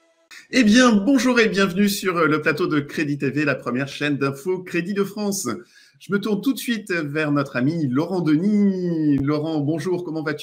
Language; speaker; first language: French; native; French